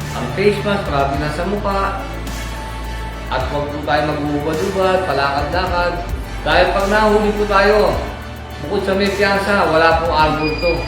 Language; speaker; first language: Filipino; native; Filipino